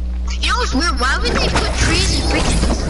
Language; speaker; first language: English; native; English